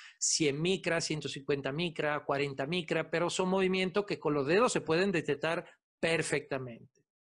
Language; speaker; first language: Spanish; non-native, fluent; Italian